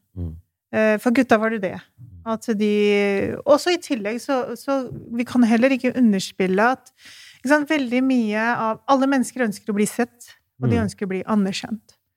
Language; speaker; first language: Norwegian; early bilingual, other home language; Urdu